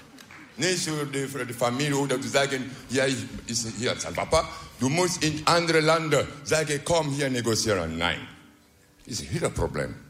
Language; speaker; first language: Dutch; non-native, learner; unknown